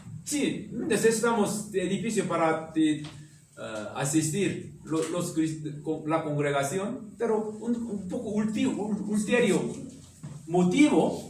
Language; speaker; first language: Spanish; non-native, learner; Korean